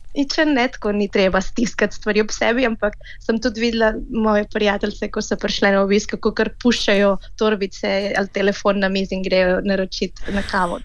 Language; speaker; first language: Slovenian; early bilingual, heritage; Catalan